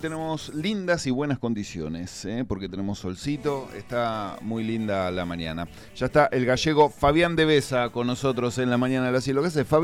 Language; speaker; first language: Spanish; native; Spanish